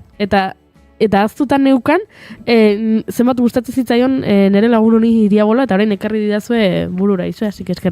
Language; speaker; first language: Basque; native; Basque